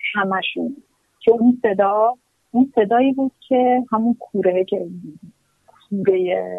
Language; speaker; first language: Persian; native; Persian